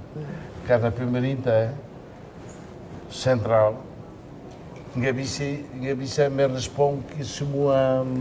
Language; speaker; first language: Indonesian; non-native, fluent; Tetum